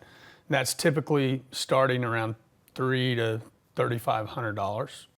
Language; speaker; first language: English; native; English